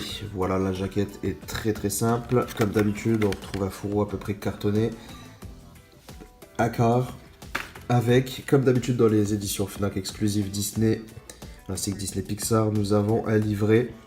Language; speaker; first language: French; native; French